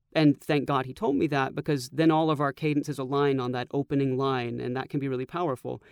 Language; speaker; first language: English; native; English